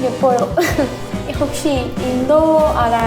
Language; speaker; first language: Korean; non-native, fluent; Hindi